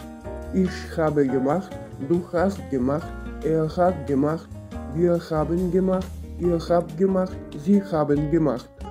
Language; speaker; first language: German; non-native, fluent; Bulgarian